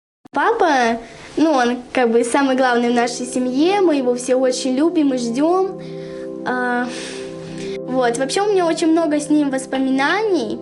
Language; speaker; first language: Russian; native; Russian